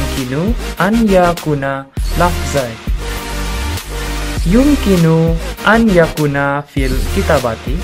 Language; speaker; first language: Arabic; non-native, learner; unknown